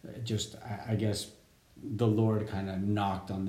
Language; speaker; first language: English; native; English